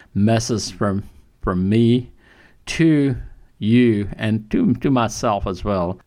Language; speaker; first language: English; non-native, local second language; Nepali